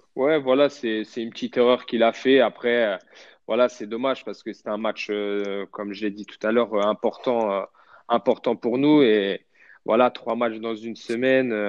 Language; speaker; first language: French; native; French